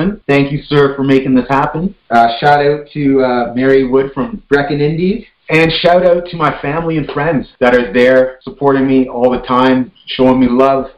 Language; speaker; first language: English; native; English